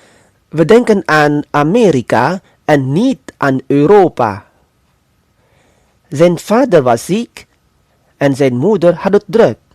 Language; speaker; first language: Dutch; non-native, fluent; Indonesian